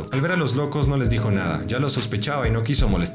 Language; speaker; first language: Spanish; native; Spanish